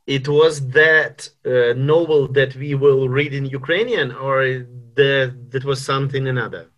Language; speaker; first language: English; non-native, fluent; Ukrainian